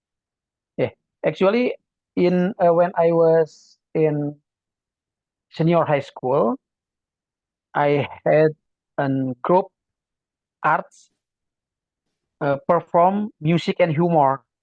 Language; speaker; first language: English; non-native, learner; Indonesian